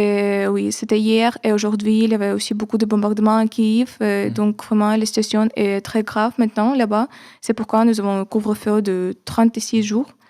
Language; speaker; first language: French; non-native, fluent; Ukrainian